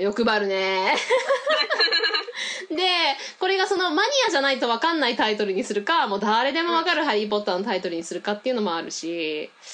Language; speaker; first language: Japanese; early bilingual, heritage; Japanese